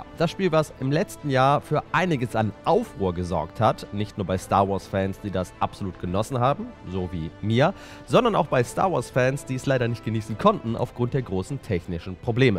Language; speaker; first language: German; native; German